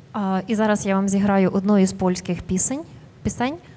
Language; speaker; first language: Ukrainian; native; Ukrainian